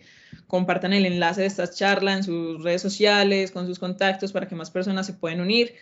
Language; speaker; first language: Spanish; native; Spanish